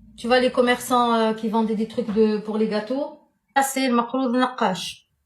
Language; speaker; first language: French; non-native, local second language; Arabic